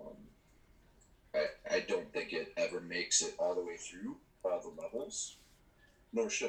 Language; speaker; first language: English; native; English